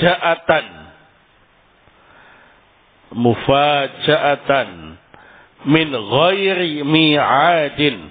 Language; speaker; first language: Arabic; non-native, fluent; Indonesian